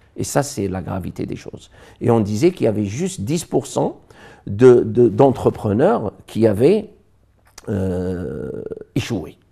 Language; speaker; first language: French; non-native, local second language; Arabic